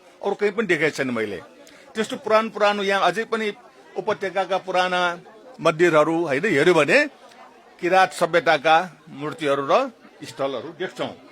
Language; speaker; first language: Nepali; non-native, local second language; Newari